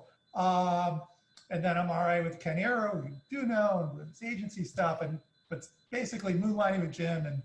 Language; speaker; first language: English; native; English